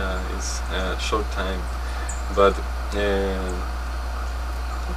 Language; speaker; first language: English; non-native, learner; Spanish